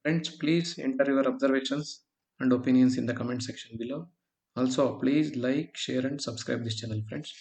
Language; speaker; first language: English; non-native, local second language; Kannada